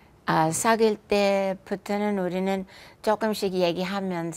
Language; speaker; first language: Korean; non-native, fluent; English